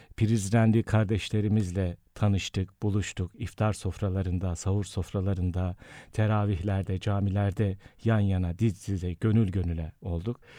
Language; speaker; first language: Turkish; native; Turkish